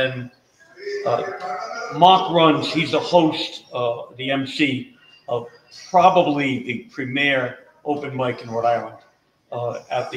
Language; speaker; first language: English; native; English